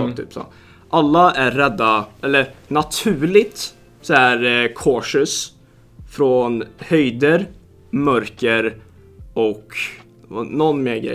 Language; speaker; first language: Swedish; native; Swedish